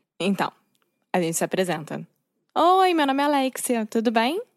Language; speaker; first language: Portuguese; native; Portuguese